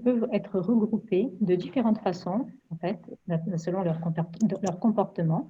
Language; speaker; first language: French; non-native, fluent; Portuguese